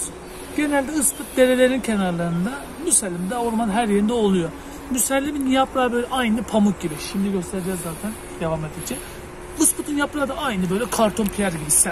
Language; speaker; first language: Turkish; native; Turkish